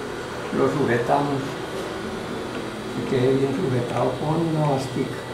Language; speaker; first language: Spanish; native; Spanish